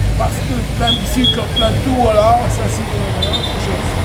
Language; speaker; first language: French; non-native, learner; Arabic